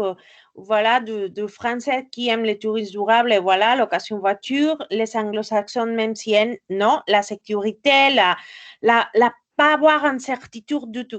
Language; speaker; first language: French; non-native, fluent; Spanish